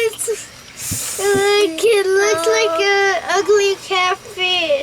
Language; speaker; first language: English; native; English